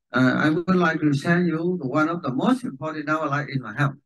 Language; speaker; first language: English; non-native, learner; Vietnamese